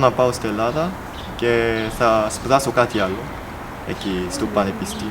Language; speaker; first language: Greek; non-native, learner; Korean